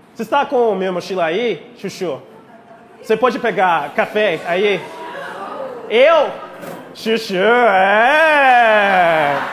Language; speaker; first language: Portuguese; non-native, fluent; English